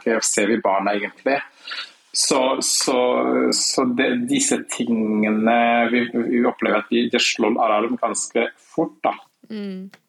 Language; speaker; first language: Norwegian; non-native, fluent; Kinyarwanda